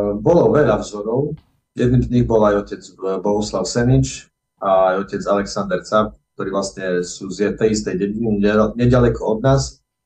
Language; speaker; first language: Slovak; native; Slovak